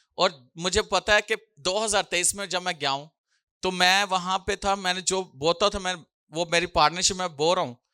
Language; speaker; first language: Urdu; non-native, local second language; Punjabi